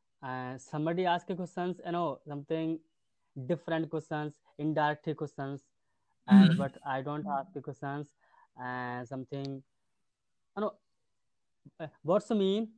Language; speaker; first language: English; non-native, learner; Hindi